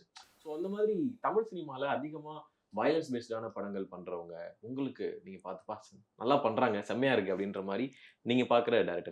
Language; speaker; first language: Tamil; native; Tamil